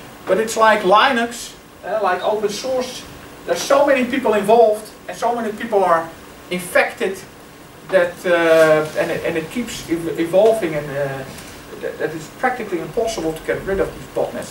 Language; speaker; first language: English; non-native, fluent; Dutch